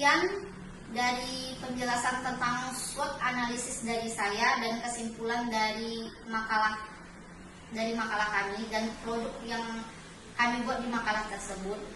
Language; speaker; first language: Indonesian; native; Indonesian